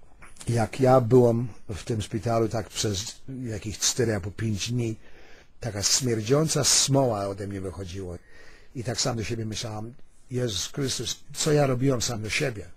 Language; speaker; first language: Polish; early bilingual, heritage; Polish